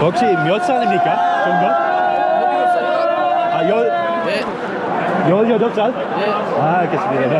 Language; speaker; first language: Korean; non-native, learner; Dutch